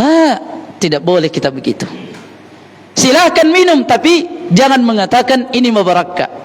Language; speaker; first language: Malay; non-native, local second language; Buginese